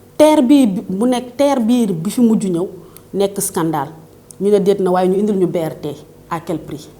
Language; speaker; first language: Wolof; native; Wolof